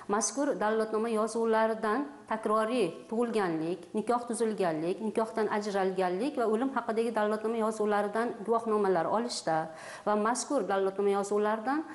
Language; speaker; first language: Uzbek; native; Uzbek